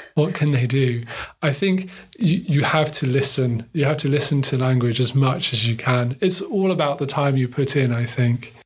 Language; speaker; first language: English; native; English